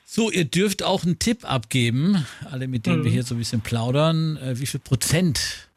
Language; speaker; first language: German; native; German